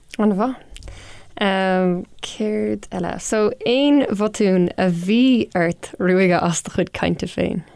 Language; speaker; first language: Irish; non-native, local second language; English